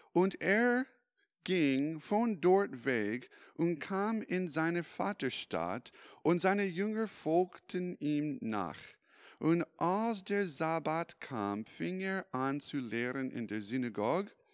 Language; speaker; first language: German; non-native, fluent; English